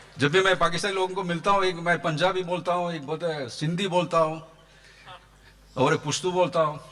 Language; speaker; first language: Hindi; non-native, local second language; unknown